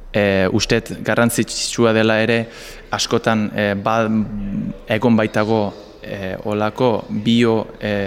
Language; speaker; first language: Basque; non-native, fluent; English